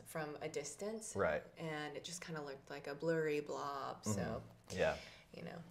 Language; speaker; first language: English; native; English